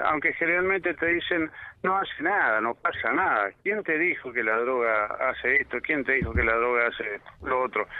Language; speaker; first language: Spanish; native; Spanish